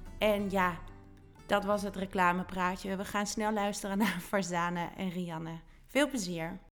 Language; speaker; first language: Dutch; native; Dutch